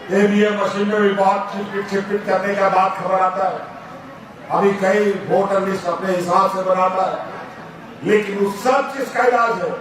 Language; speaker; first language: Hindi; native; Hindi